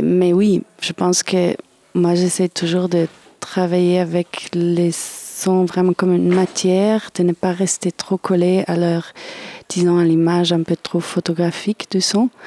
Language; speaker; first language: French; non-native, fluent; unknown